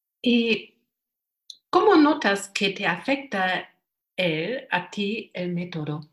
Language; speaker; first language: Spanish; non-native, learner; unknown